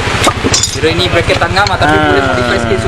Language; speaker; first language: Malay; non-native, local second language; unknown